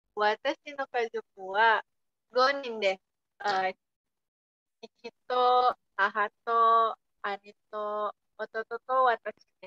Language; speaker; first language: Japanese; non-native, learner; Indonesian